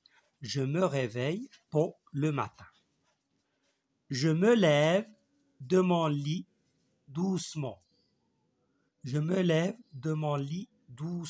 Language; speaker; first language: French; non-native, local second language; Arabic